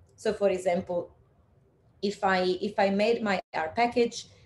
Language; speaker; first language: English; non-native, fluent; Italian